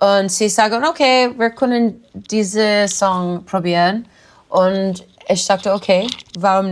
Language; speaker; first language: German; non-native, learner; English